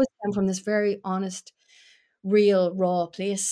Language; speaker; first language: English; native; English